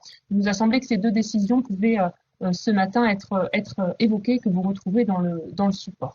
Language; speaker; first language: French; native; French